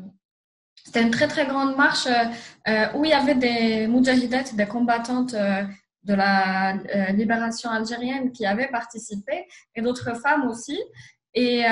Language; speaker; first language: French; non-native, local second language; Arabic